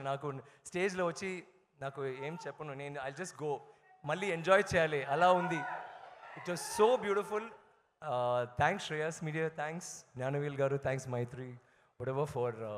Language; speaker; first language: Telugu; non-native, learner; Tamil